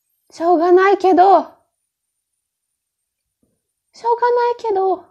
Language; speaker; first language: Japanese; non-native, fluent; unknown